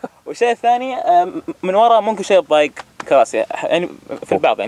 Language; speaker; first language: Arabic; native; Arabic